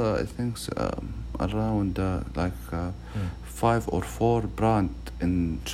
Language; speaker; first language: English; non-native, learner; Arabic